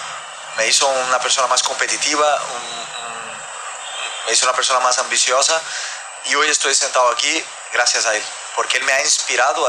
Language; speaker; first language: Spanish; non-native, fluent; Portuguese